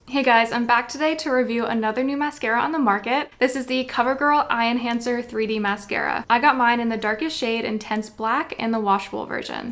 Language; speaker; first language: English; native; English